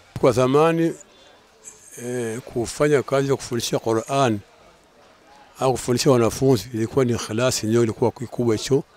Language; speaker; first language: Swahili; native; Swahili